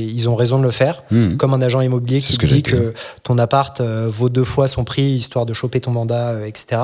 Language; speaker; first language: French; native; French